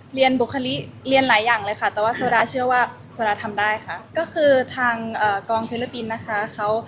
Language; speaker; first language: Thai; early bilingual, heritage; Thai